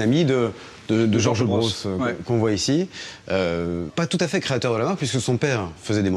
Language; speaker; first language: French; native; French